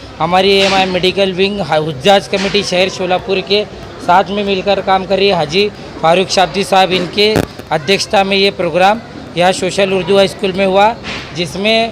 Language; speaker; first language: Hindi; non-native, local second language; Urdu